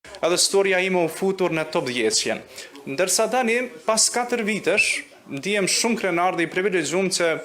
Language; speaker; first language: Albanian; non-native, local second language; Romany